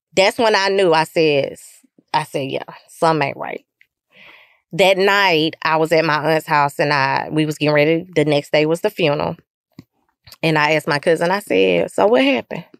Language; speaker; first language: English; native; English